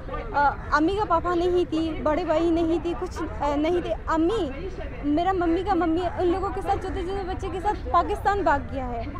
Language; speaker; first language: Hindi; non-native, learner; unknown